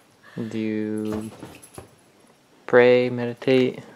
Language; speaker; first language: English; native; English